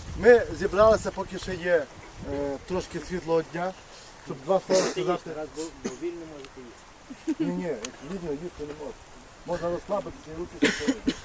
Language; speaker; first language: Ukrainian; native; Ukrainian